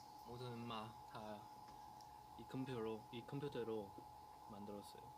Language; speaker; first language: Korean; non-native, fluent; Chinese